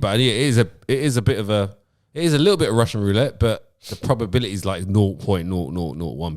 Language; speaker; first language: English; native; English